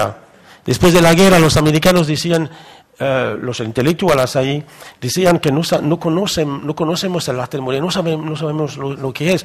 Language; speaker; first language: Spanish; non-native, fluent; French